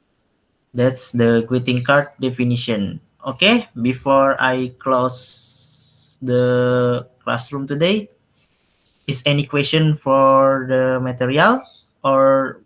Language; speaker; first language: English; non-native, local second language; Indonesian